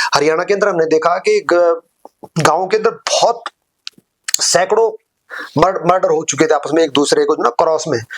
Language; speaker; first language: Hindi; native; Hindi